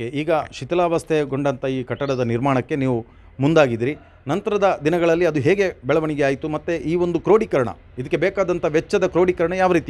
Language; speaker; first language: Kannada; native; Kannada